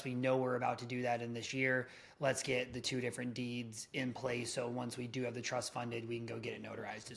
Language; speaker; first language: English; native; English